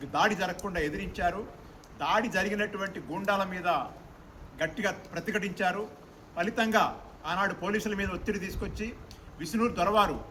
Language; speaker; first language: Telugu; native; Telugu